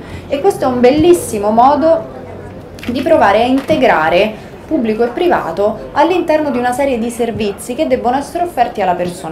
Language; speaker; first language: Italian; native; Italian